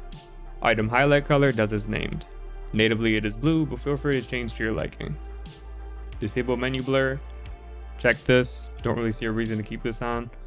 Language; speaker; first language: English; native; English